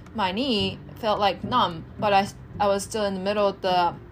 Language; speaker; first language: English; non-native, fluent; Japanese